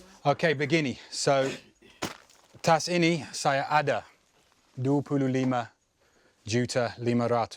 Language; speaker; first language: Indonesian; non-native, learner; English